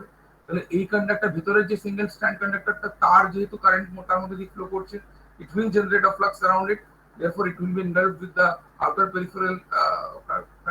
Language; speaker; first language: Bangla; native; Bangla